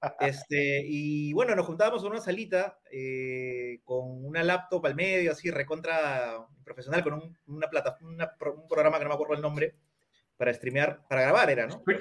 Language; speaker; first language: Spanish; native; Spanish